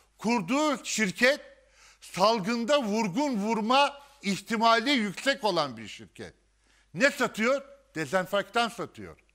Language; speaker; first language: Turkish; native; Turkish